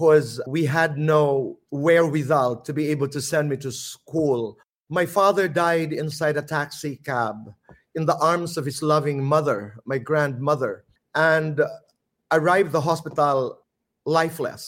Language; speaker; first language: English; non-native, local second language; Filipino